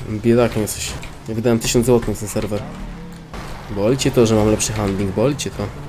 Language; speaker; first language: Polish; native; Polish